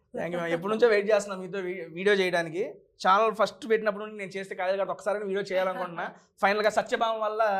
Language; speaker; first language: Telugu; native; Telugu